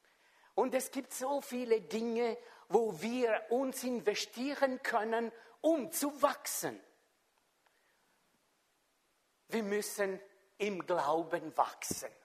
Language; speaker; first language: German; non-native, fluent; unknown